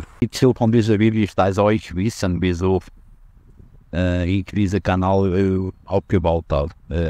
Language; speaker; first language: German; non-native, learner; Portuguese